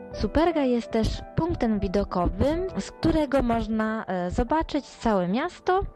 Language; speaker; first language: Polish; early bilingual, other home language; Italian